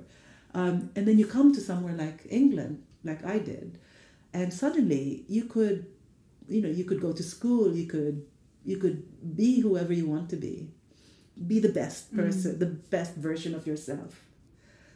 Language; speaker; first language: English; non-native, local second language; Filipino